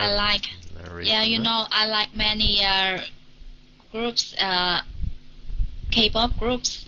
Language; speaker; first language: English; non-native, learner; Vietnamese